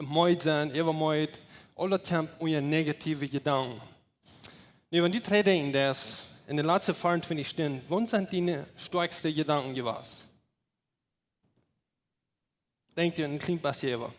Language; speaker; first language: German; non-native, learner; Plautdietsch